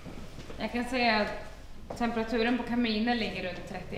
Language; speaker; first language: Swedish; native; Swedish